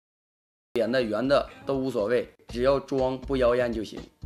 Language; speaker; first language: Chinese; native; Chinese